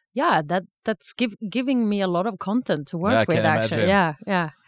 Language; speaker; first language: English; non-native, fluent; Swedish